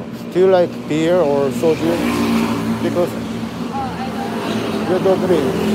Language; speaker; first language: English; non-native, learner; Korean